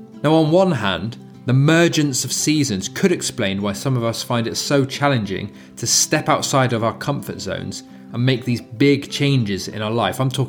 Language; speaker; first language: English; native; English